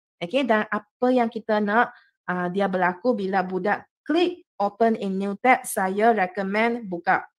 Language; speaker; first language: Malay; non-native, local second language; Chinese